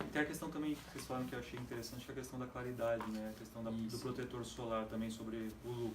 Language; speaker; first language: Portuguese; native; Portuguese